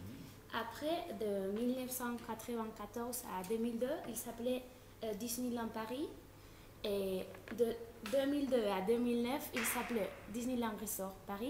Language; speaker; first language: French; non-native, fluent; Spanish